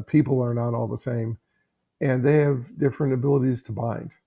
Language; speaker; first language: English; native; English